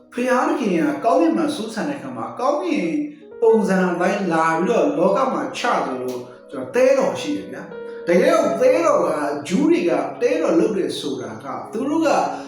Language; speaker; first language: Burmese; non-native, local second language; Kachin